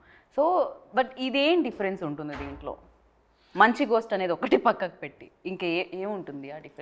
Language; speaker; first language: Telugu; native; Telugu